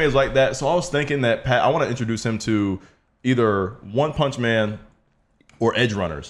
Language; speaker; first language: English; native; English